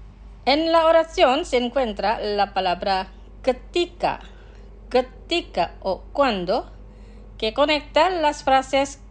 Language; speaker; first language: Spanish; non-native, fluent; Indonesian